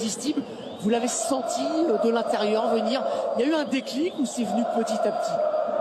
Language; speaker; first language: French; native; French